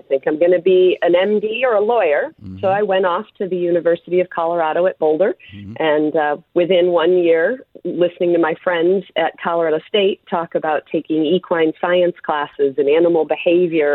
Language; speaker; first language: English; native; English